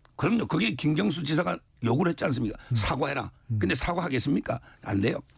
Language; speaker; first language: Korean; native; Korean